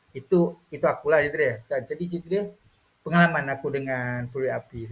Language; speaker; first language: Malay; native; Malay